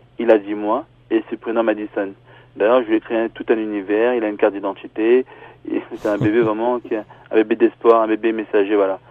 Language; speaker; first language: French; early bilingual, other home language; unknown